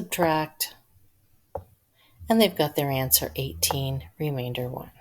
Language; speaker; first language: English; native; English